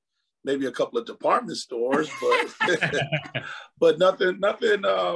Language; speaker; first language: English; native; English